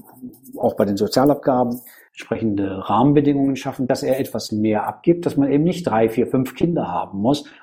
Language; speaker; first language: German; native; German